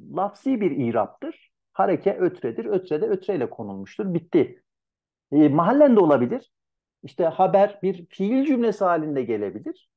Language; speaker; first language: Turkish; native; Turkish